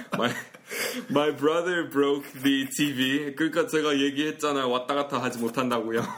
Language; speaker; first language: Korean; early bilingual, heritage; Korean